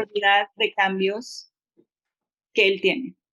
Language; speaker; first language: Spanish; early bilingual, heritage; Spanish